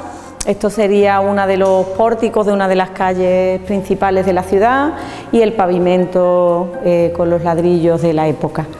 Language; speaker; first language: Spanish; native; Spanish